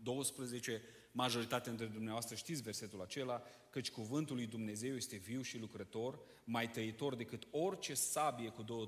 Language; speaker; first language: Romanian; native; Romanian